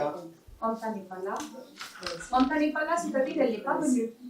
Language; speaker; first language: French; non-native, learner; Marathi